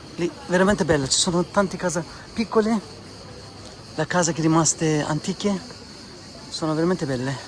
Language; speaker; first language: Italian; non-native, learner; Turkish